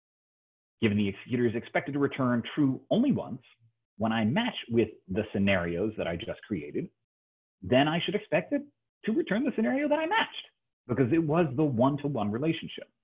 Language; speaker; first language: English; native; English